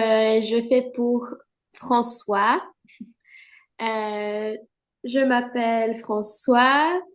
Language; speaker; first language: French; non-native, fluent; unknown